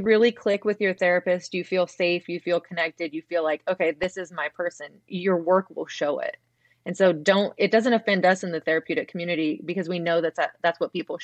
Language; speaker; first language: English; native; English